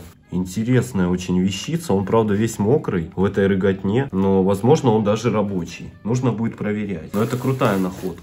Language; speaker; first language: Russian; native; Russian